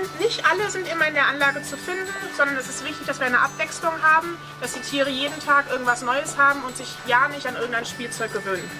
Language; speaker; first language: German; native; German